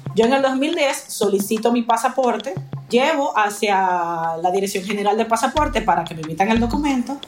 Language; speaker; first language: Spanish; native; Spanish